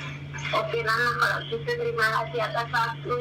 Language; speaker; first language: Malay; non-native, local second language; Javanese